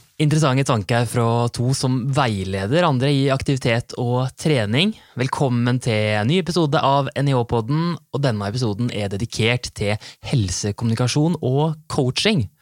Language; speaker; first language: Norwegian; native; Norwegian